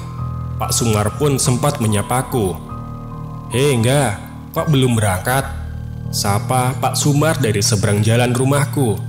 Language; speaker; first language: Indonesian; native; Indonesian